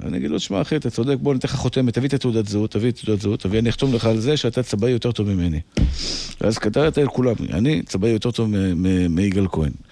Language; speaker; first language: Hebrew; native; Hebrew